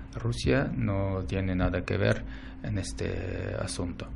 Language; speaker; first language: Spanish; non-native, fluent; Russian